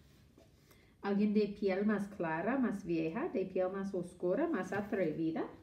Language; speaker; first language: Spanish; non-native, fluent; English